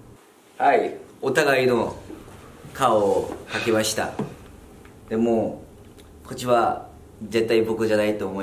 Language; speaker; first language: Japanese; non-native, fluent; Korean